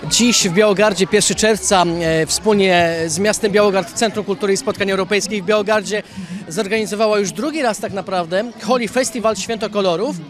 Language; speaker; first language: Polish; native; Polish